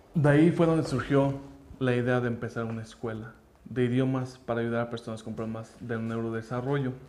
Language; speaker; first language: Spanish; non-native, fluent; English